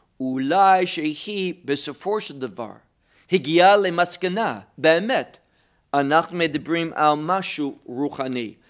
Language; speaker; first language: Hebrew; non-native, fluent; English